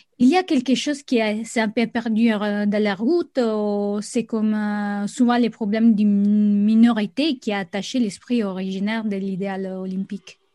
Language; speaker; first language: French; non-native, fluent; Italian